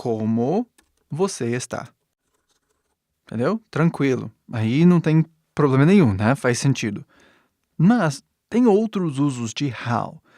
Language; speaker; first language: Portuguese; non-native, fluent; English